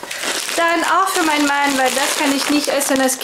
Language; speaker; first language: German; non-native, fluent; French